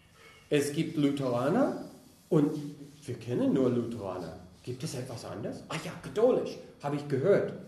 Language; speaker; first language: German; non-native, fluent; English